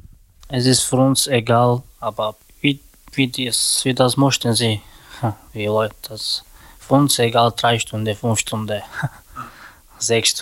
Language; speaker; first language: German; non-native, learner; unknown